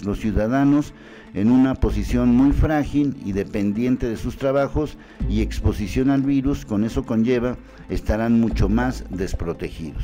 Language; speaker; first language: Spanish; native; Spanish